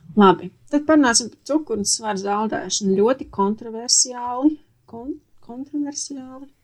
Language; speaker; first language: Latvian; non-native, local second language; Russian